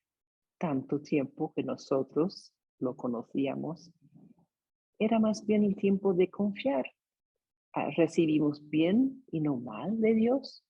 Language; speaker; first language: Spanish; non-native, fluent; English